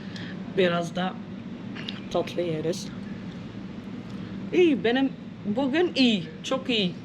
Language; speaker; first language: Turkish; non-native, learner; Dutch